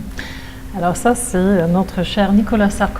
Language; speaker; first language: French; native; French